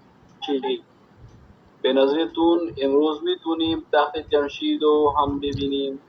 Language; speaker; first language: Persian; non-native, learner; Urdu